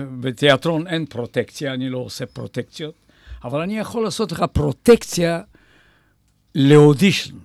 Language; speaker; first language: Hebrew; non-native, fluent; Bulgarian